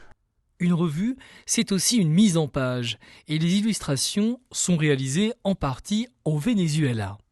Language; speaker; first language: French; native; French